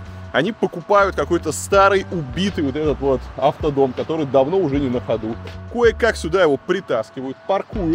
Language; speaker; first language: Russian; native; Russian